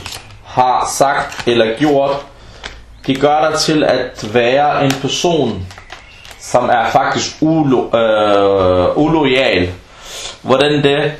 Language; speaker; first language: Danish; non-native, local second language; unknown